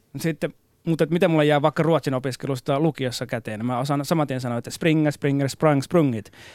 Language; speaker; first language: Finnish; native; Finnish